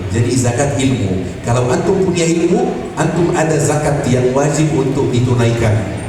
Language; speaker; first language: Indonesian; non-native, fluent; Arabic